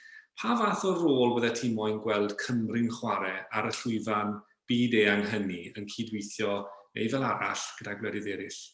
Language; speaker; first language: Welsh; native; Welsh